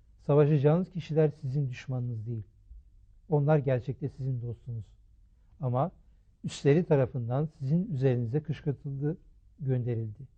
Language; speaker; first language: Turkish; native; Turkish